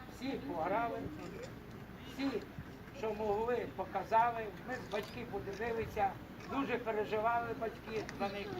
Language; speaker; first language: Ukrainian; native; Ukrainian